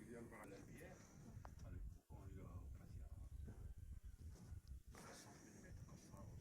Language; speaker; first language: French; non-native, local second language; Arabic